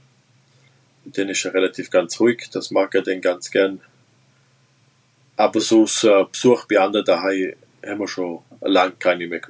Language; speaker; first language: German; non-native, local second language; Romansh